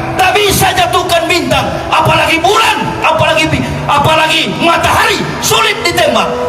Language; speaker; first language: Indonesian; native; Indonesian